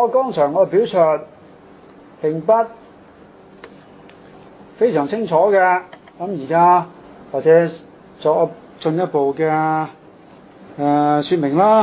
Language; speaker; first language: Chinese; non-native, local second language; Cantonese